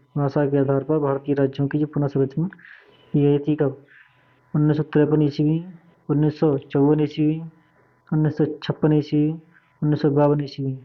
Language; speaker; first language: Hindi; native; Hindi